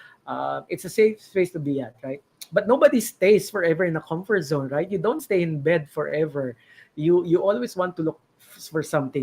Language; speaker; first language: English; non-native, local second language; Filipino